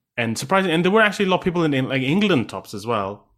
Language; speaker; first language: English; native; English